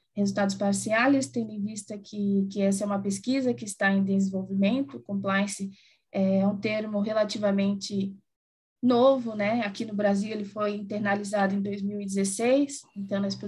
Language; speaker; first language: Spanish; non-native, learner; Portuguese